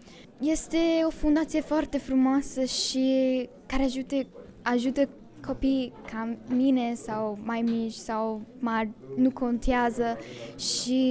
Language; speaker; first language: Romanian; early bilingual, heritage; Romanian